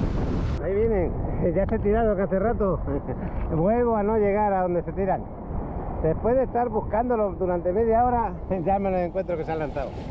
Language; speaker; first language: Spanish; native; Spanish